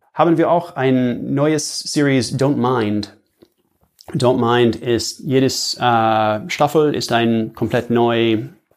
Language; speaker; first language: German; non-native, learner; English